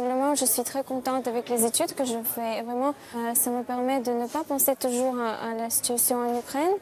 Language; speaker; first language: French; non-native, fluent; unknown